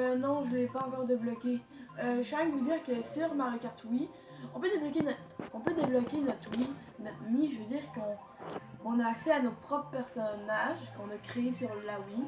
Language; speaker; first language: French; native; French